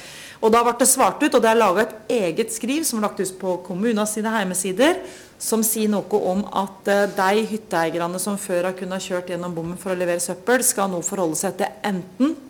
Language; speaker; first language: Norwegian; native; Norwegian